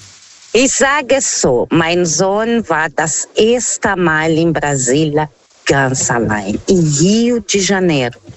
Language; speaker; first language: German; non-native, fluent; Portuguese